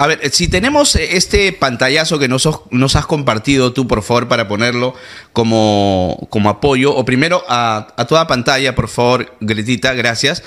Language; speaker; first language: Spanish; native; Spanish